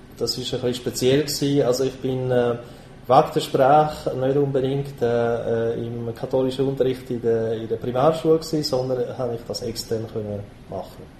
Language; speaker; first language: German; non-native, local second language; Italian